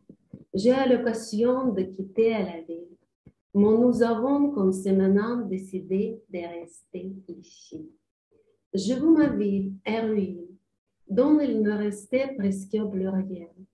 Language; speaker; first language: French; non-native, learner; Ukrainian